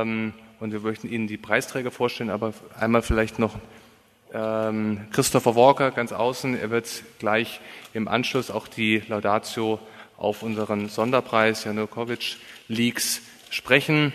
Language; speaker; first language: German; native; German